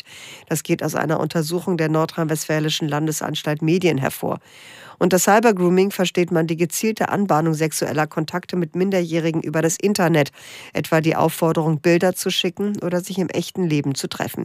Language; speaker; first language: German; native; German